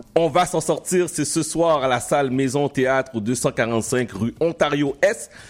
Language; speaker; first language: French; native; French